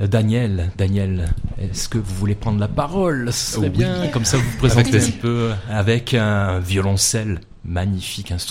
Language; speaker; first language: French; native; French